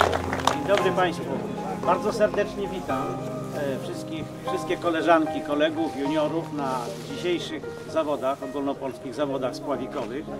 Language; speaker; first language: Polish; native; Polish